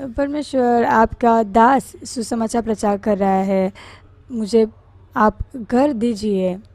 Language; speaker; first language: Hindi; non-native, fluent; Korean